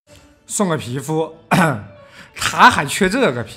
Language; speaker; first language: Chinese; native; Chinese